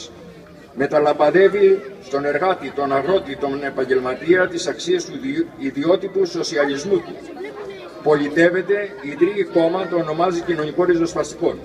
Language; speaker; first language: Greek; native; Greek